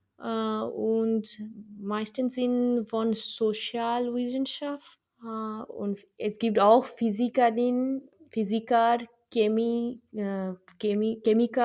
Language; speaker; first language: German; non-native, learner; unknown